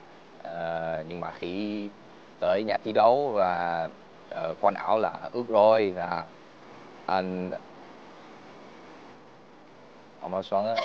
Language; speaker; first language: Vietnamese; non-native, learner; Dutch